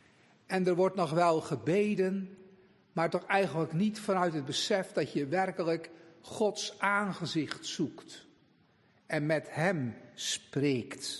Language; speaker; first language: Dutch; native; Dutch